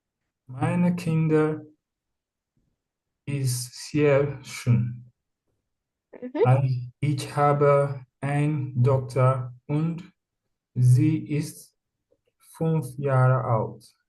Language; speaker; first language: German; non-native, learner; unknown